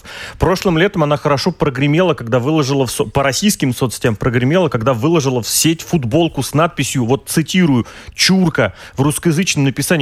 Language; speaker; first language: Russian; native; Russian